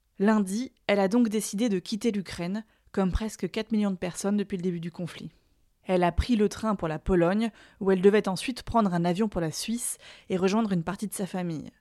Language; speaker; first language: French; native; French